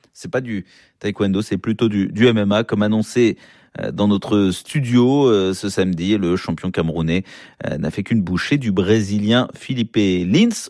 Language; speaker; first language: French; native; French